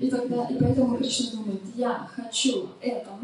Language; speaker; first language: Russian; native; Russian